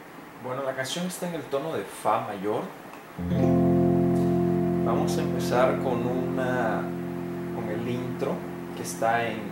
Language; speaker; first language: Spanish; native; Spanish